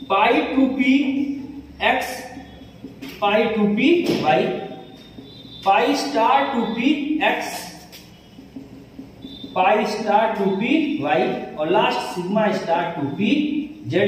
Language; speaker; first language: Hindi; native; Hindi